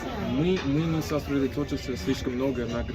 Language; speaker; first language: Russian; non-native, learner; English